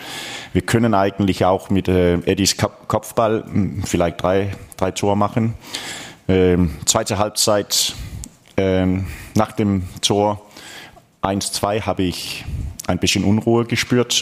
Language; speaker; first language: German; non-native, fluent; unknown